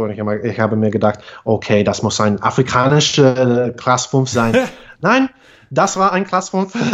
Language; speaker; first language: German; non-native, fluent; English